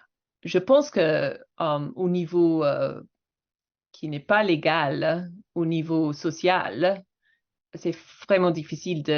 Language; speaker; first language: French; non-native, fluent; English